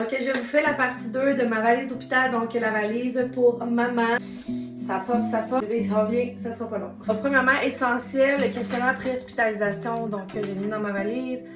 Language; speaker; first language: French; native; French